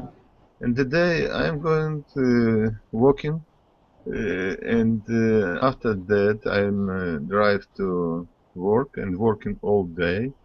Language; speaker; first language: English; non-native, learner; Russian